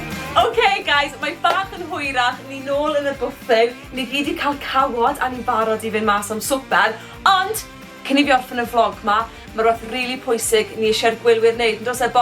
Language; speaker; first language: Welsh; native; Welsh